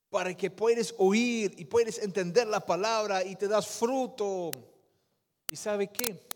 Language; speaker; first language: Spanish; non-native, fluent; Dutch